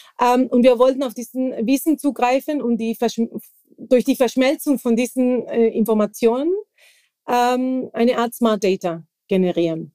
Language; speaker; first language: German; non-native, fluent; Spanish